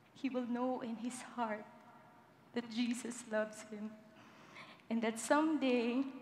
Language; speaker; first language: English; non-native, local second language; Filipino